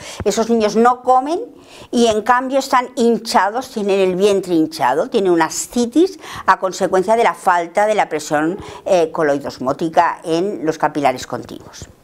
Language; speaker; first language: Spanish; native; Spanish